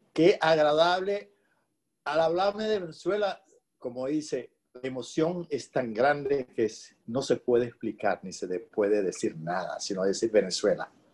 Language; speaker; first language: Spanish; native; Spanish